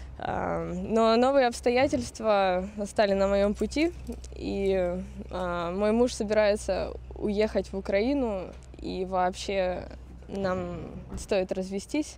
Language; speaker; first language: Russian; native; Russian